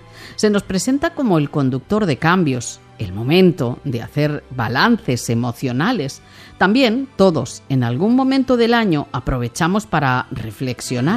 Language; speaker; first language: Spanish; native; Spanish